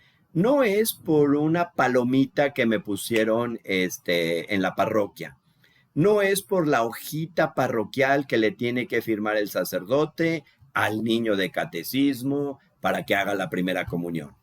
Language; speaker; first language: Spanish; native; Spanish